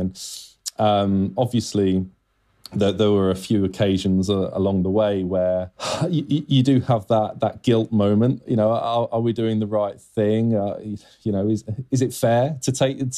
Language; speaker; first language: English; native; English